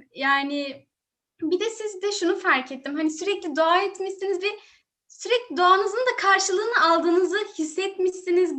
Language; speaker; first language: Turkish; native; Turkish